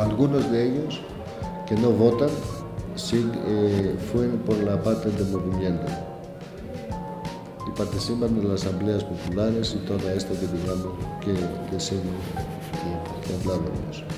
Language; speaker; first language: Spanish; non-native, learner; Greek